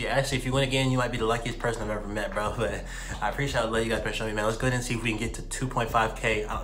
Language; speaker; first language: English; native; English